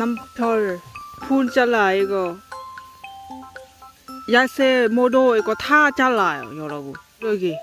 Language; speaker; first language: Korean; non-native, learner; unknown